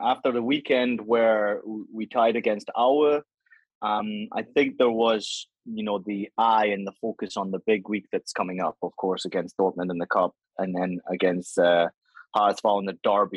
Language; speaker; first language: English; native; English